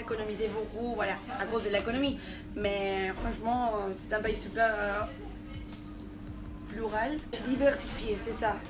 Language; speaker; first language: French; non-native, fluent; Spanish